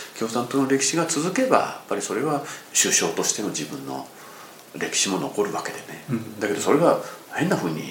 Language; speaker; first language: Japanese; native; Japanese